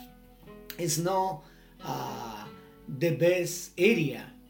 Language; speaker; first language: English; non-native, learner; Spanish